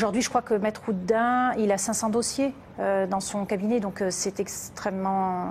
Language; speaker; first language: French; native; French